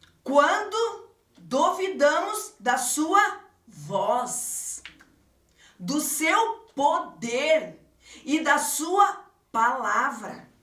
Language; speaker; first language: Portuguese; native; Portuguese